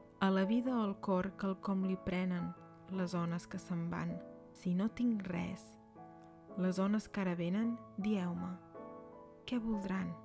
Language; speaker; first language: Catalan; native; Catalan